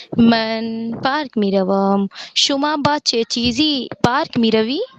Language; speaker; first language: Persian; non-native, learner; Urdu